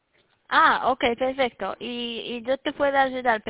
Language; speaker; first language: Spanish; early bilingual, heritage; Spanish